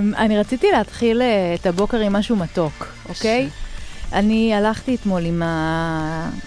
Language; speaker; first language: Hebrew; native; Hebrew